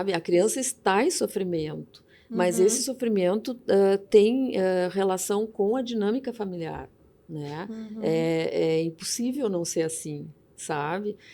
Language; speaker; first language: Portuguese; native; Portuguese